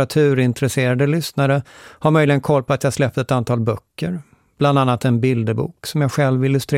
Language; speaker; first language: Swedish; native; Swedish